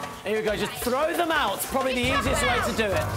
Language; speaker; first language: English; native; English